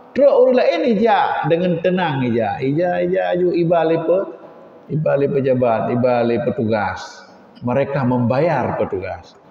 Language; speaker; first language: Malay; non-native, local second language; Achinese